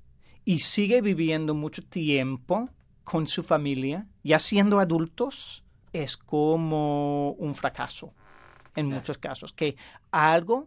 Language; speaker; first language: Spanish; non-native, fluent; English